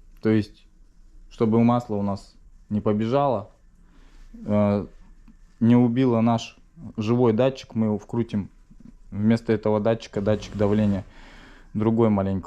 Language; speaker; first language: Russian; native; Russian